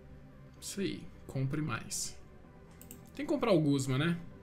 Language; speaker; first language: Portuguese; native; Portuguese